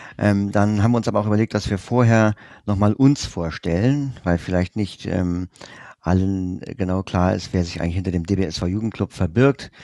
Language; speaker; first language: German; native; German